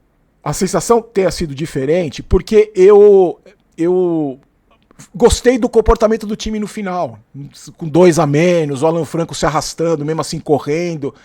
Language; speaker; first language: Portuguese; native; Portuguese